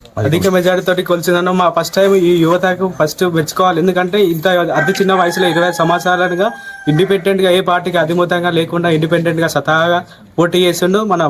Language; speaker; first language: Telugu; native; Telugu